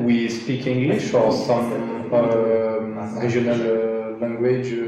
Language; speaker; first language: English; non-native, learner; French